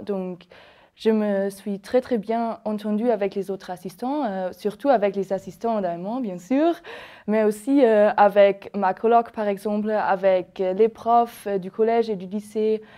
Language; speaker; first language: French; non-native, fluent; German